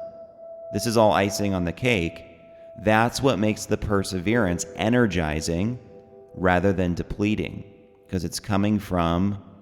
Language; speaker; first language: English; native; English